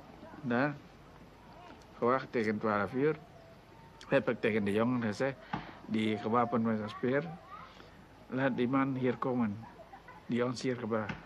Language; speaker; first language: Dutch; non-native, local second language; Indonesian